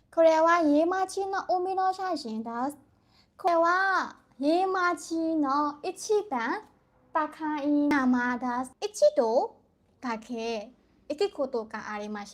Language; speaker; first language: Japanese; non-native, learner; Burmese